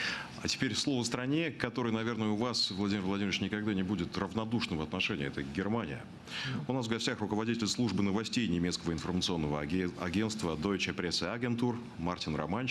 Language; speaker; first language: Russian; native; Russian